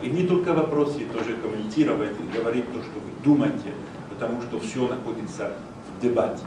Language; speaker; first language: Russian; non-native, fluent; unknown